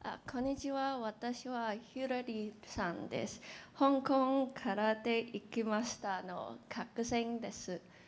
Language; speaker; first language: Japanese; non-native, learner; Cantonese